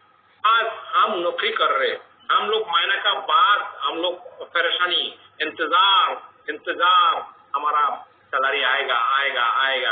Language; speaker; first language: Hindi; non-native, fluent; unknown